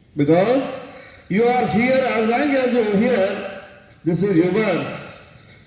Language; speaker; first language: English; non-native, local second language; Telugu